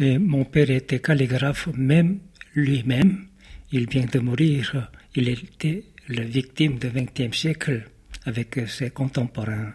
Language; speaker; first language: French; non-native, fluent; Korean